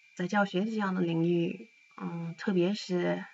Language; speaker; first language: Chinese; non-native, fluent; English